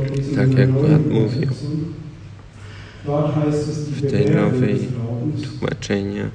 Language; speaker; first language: Polish; early bilingual, heritage; Polish